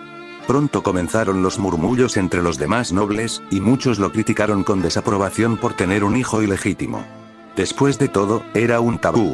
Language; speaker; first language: Spanish; native; Spanish